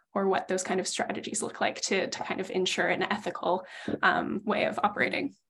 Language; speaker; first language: English; native; English